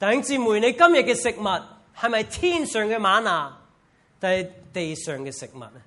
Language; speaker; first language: Cantonese; non-native, fluent; English